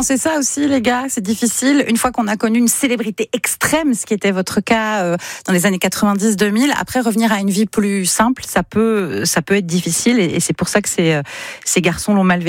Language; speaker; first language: French; native; French